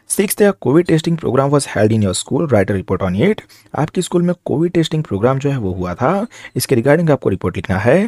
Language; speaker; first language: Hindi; non-native, local second language; Gujarati